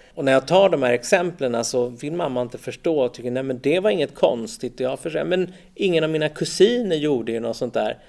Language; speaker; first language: Swedish; native; Swedish